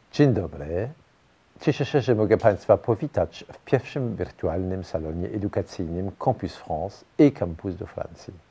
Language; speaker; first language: Polish; non-native, fluent; French